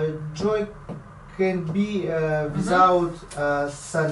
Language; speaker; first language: English; non-native, learner; Russian